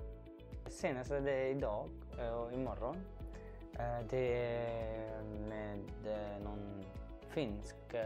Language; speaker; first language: Swedish; non-native, learner; Arabic